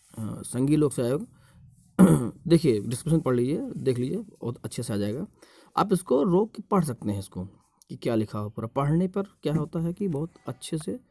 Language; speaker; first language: Hindi; native; Hindi